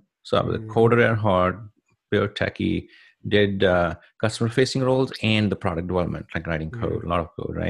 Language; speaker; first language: English; non-native, local second language; Punjabi